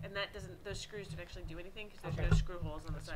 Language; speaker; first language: English; native; English